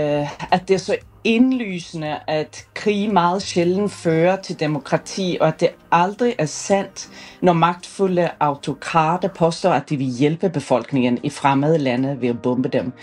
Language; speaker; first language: Danish; non-native, fluent; Persian